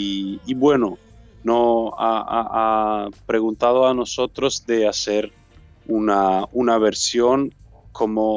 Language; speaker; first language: Spanish; non-native, learner; Italian